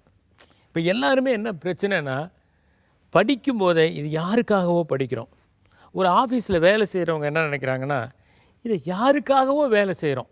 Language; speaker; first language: Tamil; native; Tamil